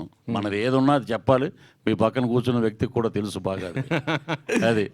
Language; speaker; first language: Telugu; native; Telugu